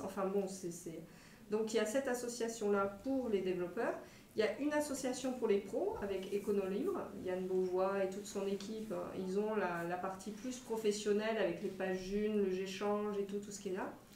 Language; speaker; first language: French; native; French